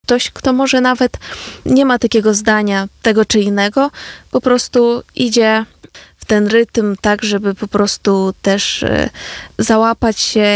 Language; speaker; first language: Polish; non-native, fluent; Ukrainian